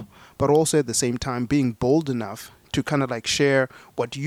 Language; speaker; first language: English; non-native, local second language; Shona